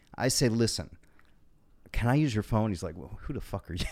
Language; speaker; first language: English; native; English